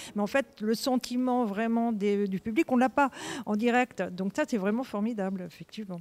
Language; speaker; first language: French; native; French